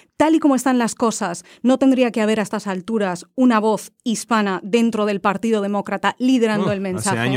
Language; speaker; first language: Spanish; native; Spanish